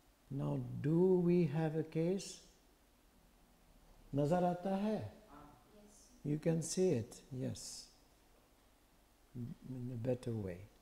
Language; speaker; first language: English; non-native, fluent; French